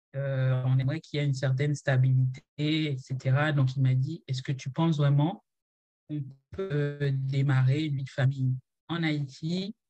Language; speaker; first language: French; non-native, local second language; Haitian Creole